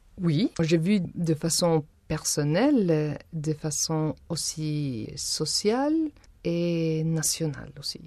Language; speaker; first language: French; non-native, fluent; Spanish